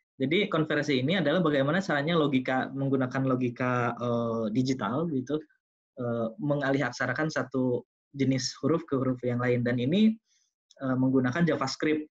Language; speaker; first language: Indonesian; non-native, local second language; Sundanese